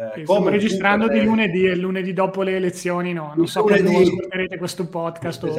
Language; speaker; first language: Italian; native; Italian